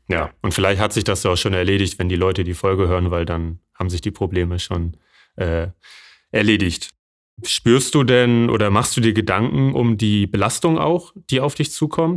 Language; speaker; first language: German; native; German